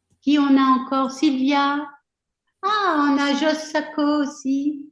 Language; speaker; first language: French; native; French